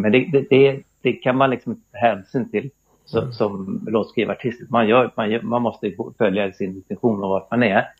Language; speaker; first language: Swedish; native; Swedish